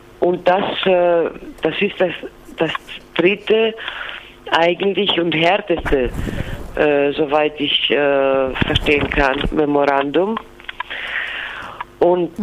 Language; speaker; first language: German; non-native, fluent; Greek